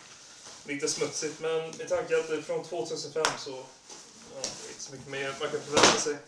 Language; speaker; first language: Swedish; non-native, local second language; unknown